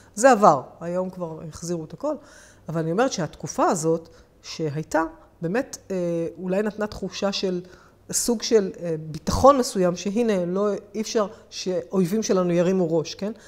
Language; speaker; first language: Hebrew; native; Hebrew